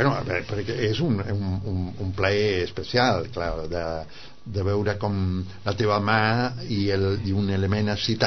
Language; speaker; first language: Catalan; non-native, fluent; Spanish